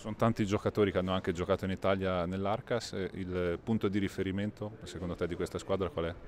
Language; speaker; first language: Italian; native; Italian